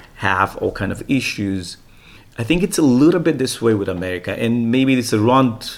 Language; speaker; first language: English; non-native, fluent; Romanian